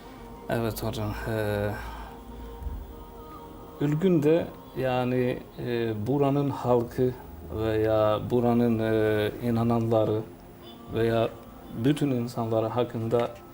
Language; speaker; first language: Turkish; non-native, fluent; Albanian